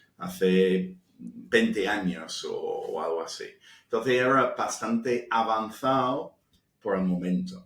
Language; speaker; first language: Spanish; non-native, fluent; English